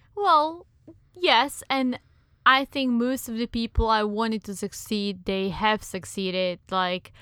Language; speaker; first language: English; non-native, fluent; Czech